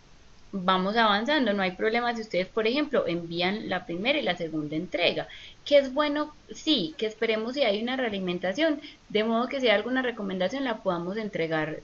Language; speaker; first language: Spanish; native; Spanish